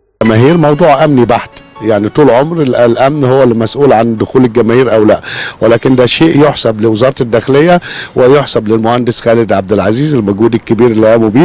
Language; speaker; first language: Arabic; native; Arabic